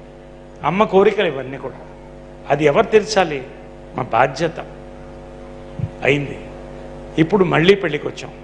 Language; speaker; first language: Telugu; native; Telugu